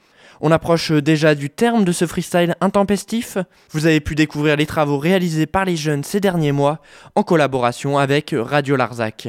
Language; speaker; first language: French; native; French